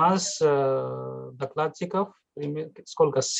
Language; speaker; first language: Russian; non-native, fluent; Hindi